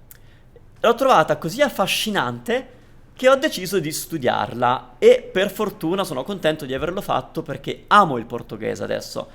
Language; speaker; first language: Italian; native; Italian